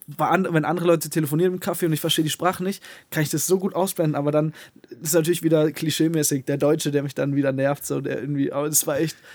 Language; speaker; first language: German; native; German